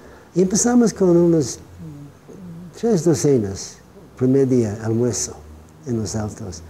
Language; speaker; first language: Spanish; non-native, fluent; English